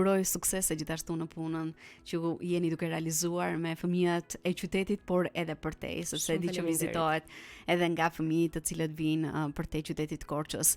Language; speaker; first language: Albanian; native; Albanian